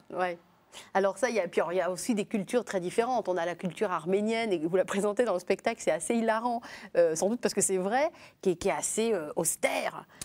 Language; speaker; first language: French; native; French